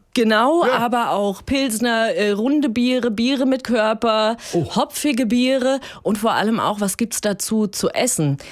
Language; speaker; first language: German; native; German